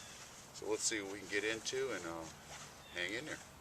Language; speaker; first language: English; native; English